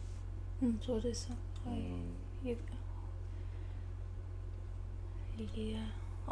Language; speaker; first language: Japanese; non-native, learner; Tatar